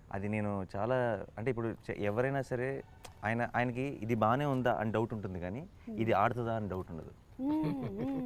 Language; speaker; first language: Telugu; native; Telugu